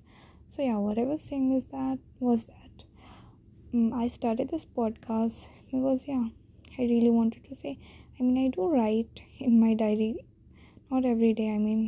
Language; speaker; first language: English; non-native, local second language; Hindi